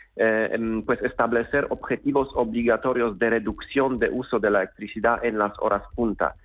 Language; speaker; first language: Spanish; non-native, fluent; Polish